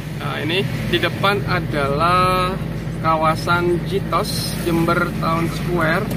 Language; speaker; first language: Indonesian; native; Indonesian